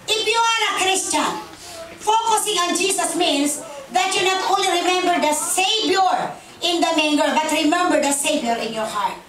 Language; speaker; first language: English; non-native, local second language; Filipino